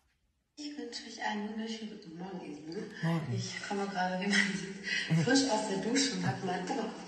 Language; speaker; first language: German; native; German